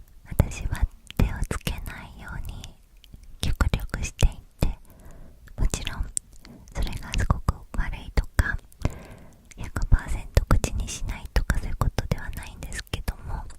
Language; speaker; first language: Japanese; native; Japanese